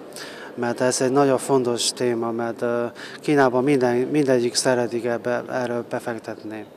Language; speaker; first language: Hungarian; non-native, learner; Chinese